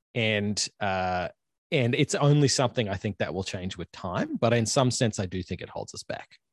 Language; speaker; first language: English; native; English